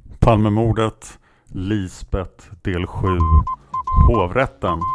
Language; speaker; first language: Swedish; native; Swedish